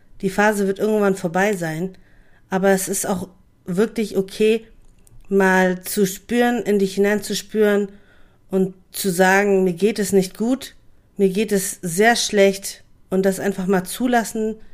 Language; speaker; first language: German; native; German